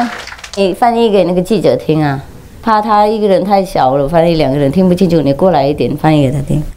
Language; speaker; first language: Chinese; non-native, fluent; Vietnamese